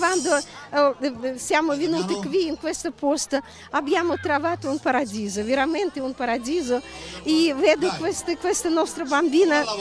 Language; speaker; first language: Italian; non-native, learner; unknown